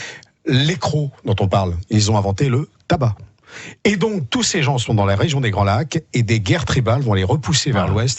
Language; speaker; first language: French; native; French